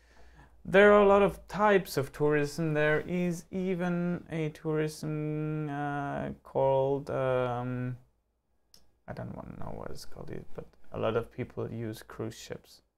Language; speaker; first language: English; non-native, fluent; German